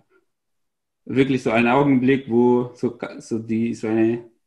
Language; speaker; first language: German; non-native, fluent; Arabic